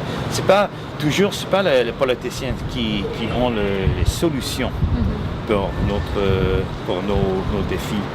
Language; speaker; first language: French; non-native, local second language; English